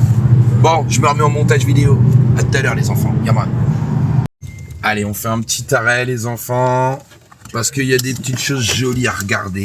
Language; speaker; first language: French; native; French